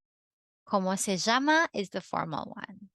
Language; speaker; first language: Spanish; non-native, fluent; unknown